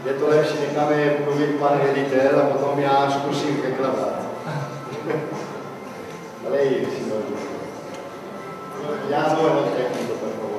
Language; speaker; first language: Czech; non-native, learner; Italian